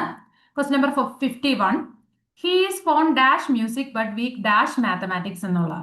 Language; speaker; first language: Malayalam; native; Malayalam